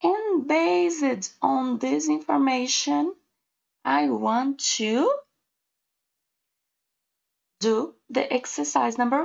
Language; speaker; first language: English; non-native, learner; Portuguese